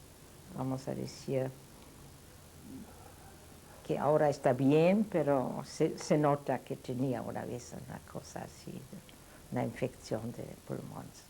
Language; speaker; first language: Spanish; non-native, fluent; Yiddish